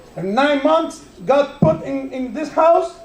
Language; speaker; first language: English; non-native, learner; Spanish